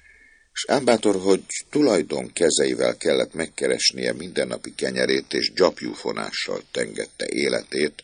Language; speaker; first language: Hungarian; native; Hungarian